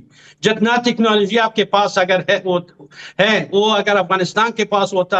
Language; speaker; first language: Hindi; non-native, fluent; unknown